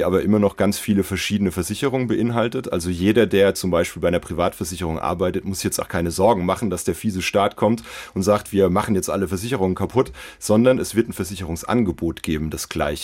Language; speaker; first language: German; native; German